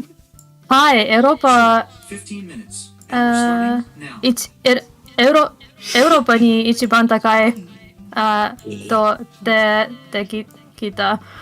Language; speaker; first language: Japanese; non-native, learner; English